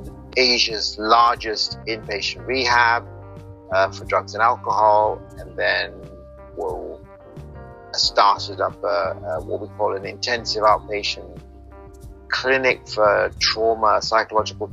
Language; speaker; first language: English; native; English